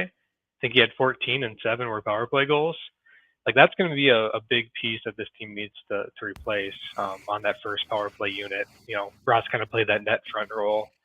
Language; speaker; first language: English; native; English